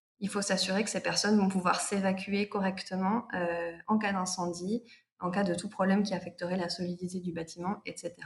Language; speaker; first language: French; native; French